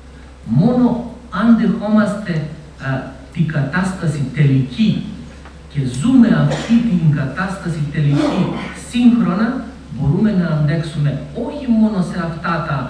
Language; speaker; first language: Greek; non-native, fluent; Macedonian